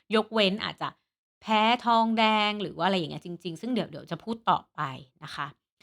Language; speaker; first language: Thai; native; Thai